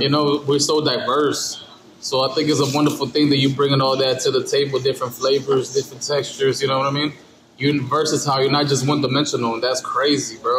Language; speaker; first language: English; early bilingual, other home language; Spanish